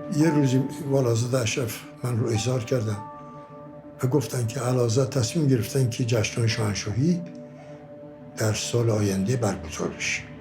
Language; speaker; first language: Persian; native; Persian